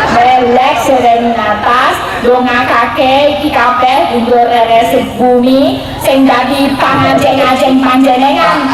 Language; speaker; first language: Javanese; non-native, local second language; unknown